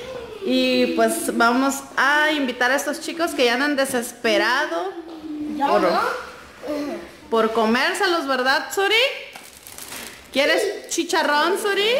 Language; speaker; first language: Spanish; native; Spanish